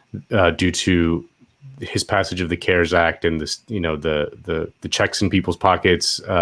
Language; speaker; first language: English; native; English